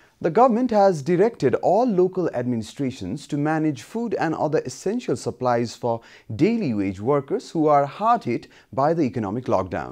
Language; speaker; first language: English; non-native, fluent; Nepali